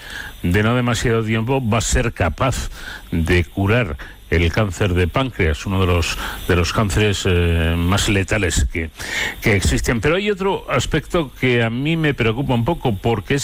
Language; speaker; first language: Spanish; native; Spanish